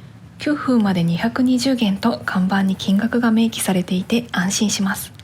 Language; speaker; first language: Japanese; native; Japanese